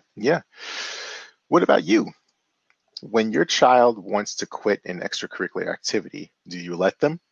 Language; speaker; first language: English; native; English